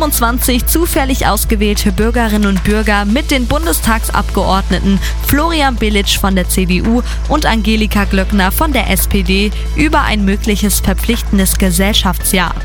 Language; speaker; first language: German; native; German